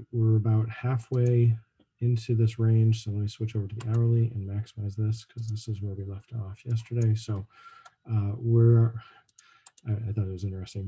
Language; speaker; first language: English; native; English